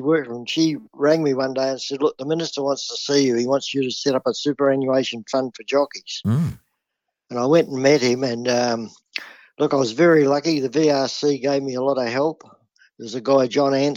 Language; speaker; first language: English; native; English